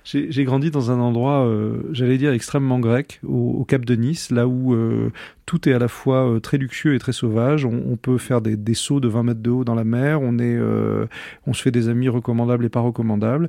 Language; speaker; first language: French; native; French